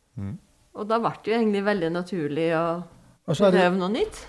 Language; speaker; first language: Norwegian; early bilingual, other home language; Dutch